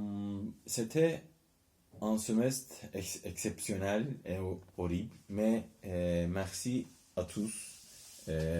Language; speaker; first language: French; non-native, learner; Turkish